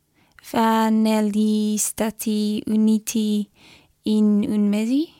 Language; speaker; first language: Italian; non-native, learner; English